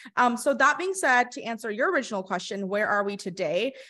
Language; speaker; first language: English; early bilingual, other home language; Hindi